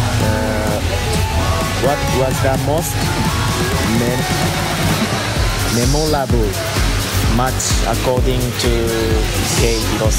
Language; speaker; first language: English; non-native, learner; Japanese